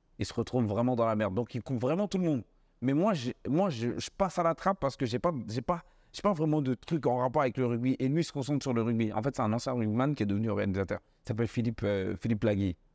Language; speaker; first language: French; early bilingual, other home language; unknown